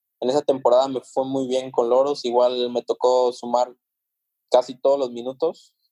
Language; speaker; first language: Spanish; native; Spanish